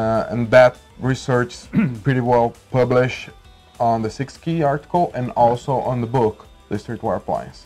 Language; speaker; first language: English; non-native, fluent; Portuguese